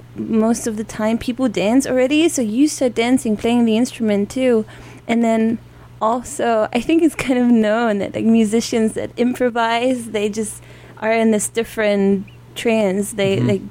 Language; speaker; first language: English; non-native, fluent; German